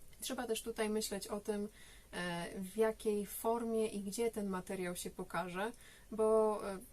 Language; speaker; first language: Polish; native; Polish